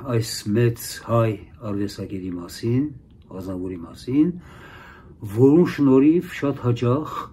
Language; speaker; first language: Armenian; early bilingual, heritage; Armenian